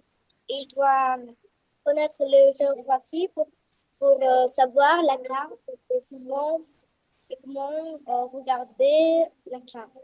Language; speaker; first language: French; non-native, fluent; Russian